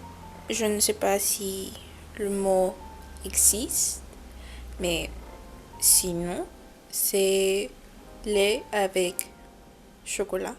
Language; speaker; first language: French; non-native, learner; Spanish